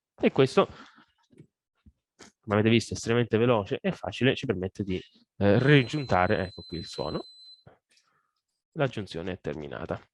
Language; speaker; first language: Italian; native; Italian